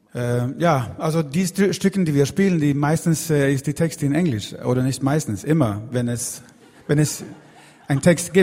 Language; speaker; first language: German; non-native, fluent; Swedish